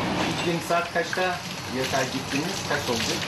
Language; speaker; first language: Turkish; non-native, learner; German